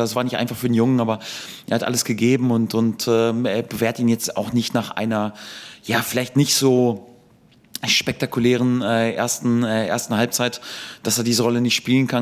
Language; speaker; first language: German; native; German